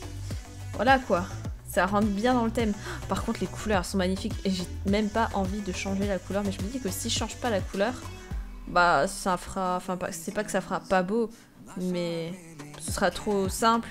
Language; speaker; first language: French; native; French